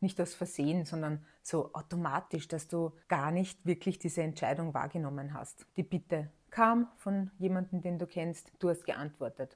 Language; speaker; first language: German; native; German